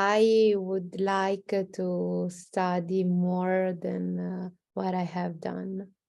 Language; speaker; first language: English; non-native, learner; Italian